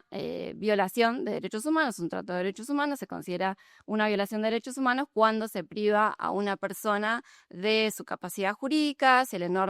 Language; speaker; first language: Spanish; native; Spanish